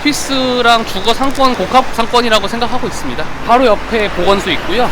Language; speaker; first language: Korean; native; Korean